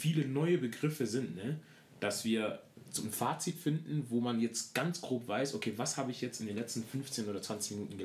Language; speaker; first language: German; native; German